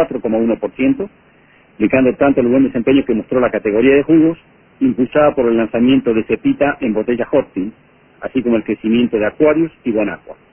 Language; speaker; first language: Spanish; native; Spanish